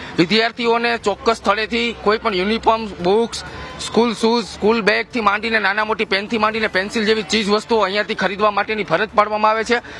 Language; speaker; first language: Gujarati; native; Gujarati